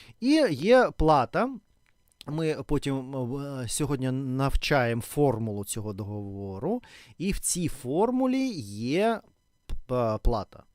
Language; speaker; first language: Ukrainian; non-native, local second language; Russian